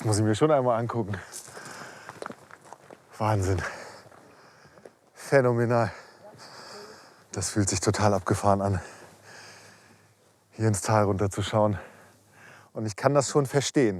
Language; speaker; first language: German; native; German